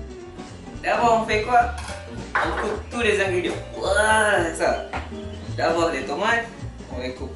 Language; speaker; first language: French; non-native, learner; Malay